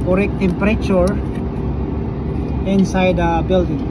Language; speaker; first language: English; non-native, learner; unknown